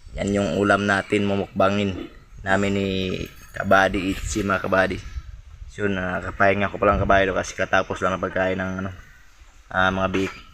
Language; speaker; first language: Filipino; non-native, local second language; Cebuano